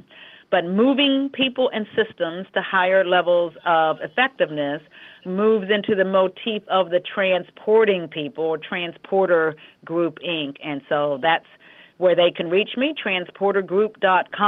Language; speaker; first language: English; native; English